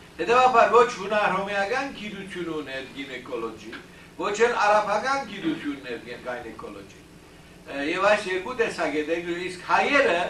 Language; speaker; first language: Armenian; early bilingual, heritage; Armenian